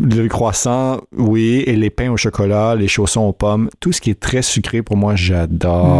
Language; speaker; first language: French; non-native, fluent; English